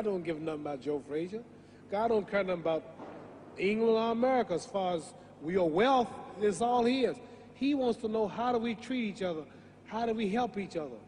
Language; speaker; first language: English; native; English